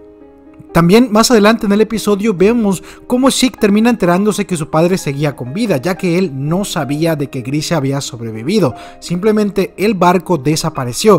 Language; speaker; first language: Spanish; native; Spanish